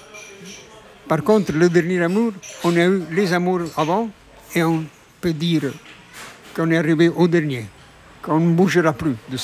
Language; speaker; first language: French; non-native, fluent; Italian